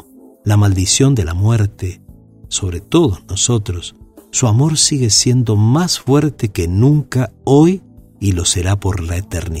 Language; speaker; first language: Spanish; native; Spanish